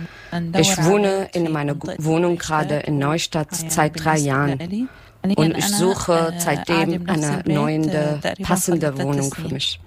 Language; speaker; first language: German; non-native, learner; Arabic